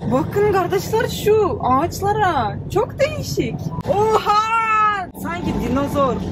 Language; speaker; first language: Turkish; non-native, fluent; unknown